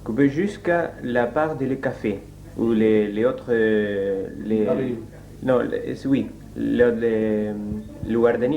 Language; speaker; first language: French; non-native, learner; Spanish